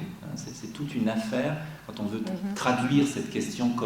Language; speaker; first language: French; native; French